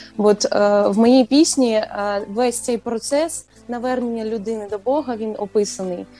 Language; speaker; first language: Ukrainian; non-native, local second language; Russian